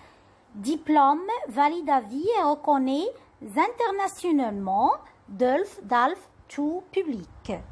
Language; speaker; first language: French; non-native, fluent; Arabic